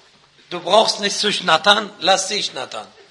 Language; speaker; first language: German; non-native, fluent; Arabic